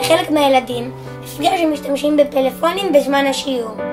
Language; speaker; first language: Hebrew; native; Hebrew